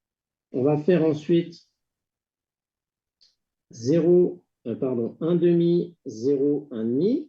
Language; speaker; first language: French; native; French